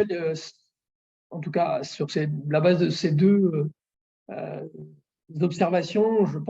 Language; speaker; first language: French; native; French